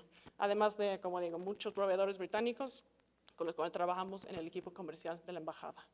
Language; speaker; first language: Spanish; non-native, fluent; English